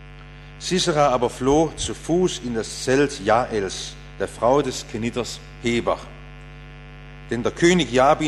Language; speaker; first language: German; native; German